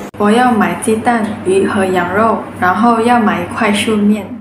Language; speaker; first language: Chinese; non-native, learner; Malay